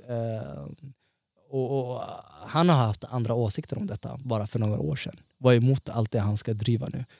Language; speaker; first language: Swedish; early bilingual, other home language; Somali